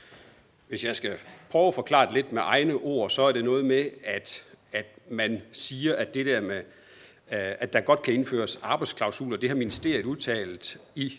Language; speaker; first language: Danish; native; Danish